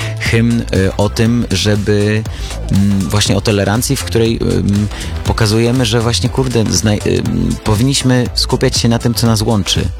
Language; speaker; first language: Polish; early bilingual, other home language; Armenian